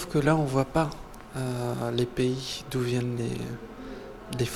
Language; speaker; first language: French; native; French